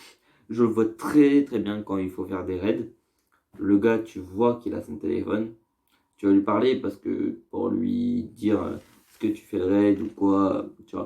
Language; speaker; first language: French; native; French